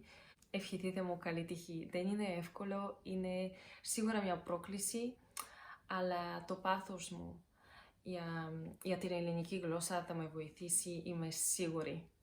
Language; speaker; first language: Greek; non-native, learner; Bulgarian